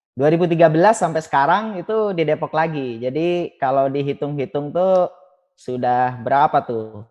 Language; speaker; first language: Indonesian; non-native, local second language; Madurese